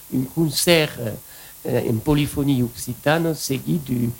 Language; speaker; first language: French; native; French